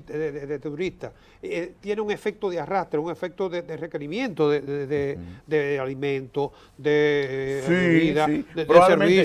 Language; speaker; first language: Spanish; native; Spanish